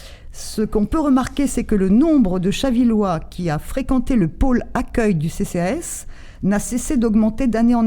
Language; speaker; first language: French; native; French